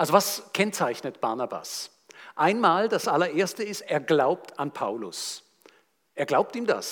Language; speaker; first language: German; native; German